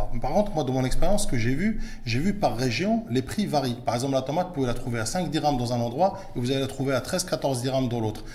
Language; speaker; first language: French; early bilingual, other home language; Arabic